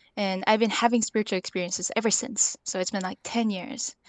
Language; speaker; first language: English; early bilingual, other home language; Korean